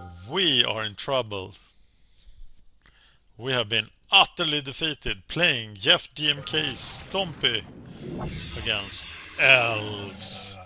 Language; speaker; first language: English; non-native, fluent; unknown